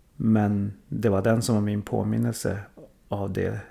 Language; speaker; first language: Swedish; early bilingual, other home language; Thai